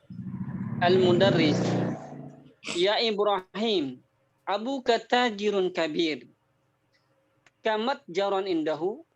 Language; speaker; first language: Arabic; non-native, fluent; Indonesian